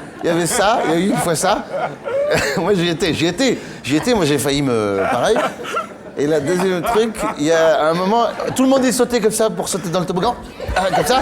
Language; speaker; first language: French; native; French